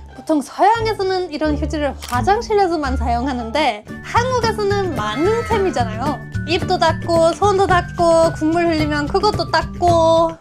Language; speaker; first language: Korean; non-native, fluent; German